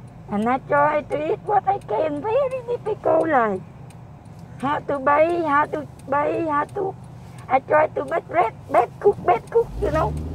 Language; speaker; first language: English; non-native, learner; Vietnamese